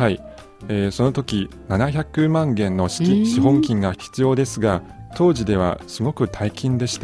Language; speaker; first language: Japanese; non-native, fluent; Chinese